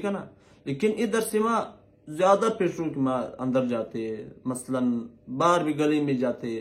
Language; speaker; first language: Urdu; non-native, local second language; Pashto